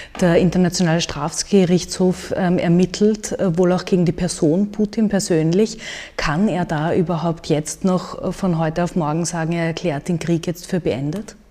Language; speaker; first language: German; native; German